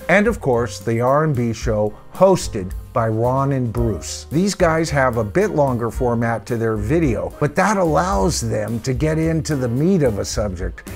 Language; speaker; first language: English; native; English